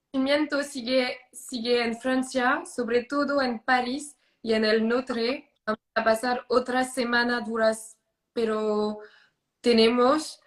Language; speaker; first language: Spanish; non-native, learner; French